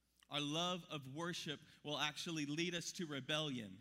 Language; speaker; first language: English; native; English